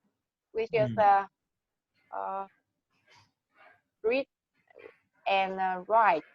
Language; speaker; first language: English; non-native, learner; Vietnamese